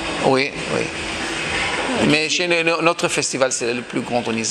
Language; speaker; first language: French; non-native, fluent; Hebrew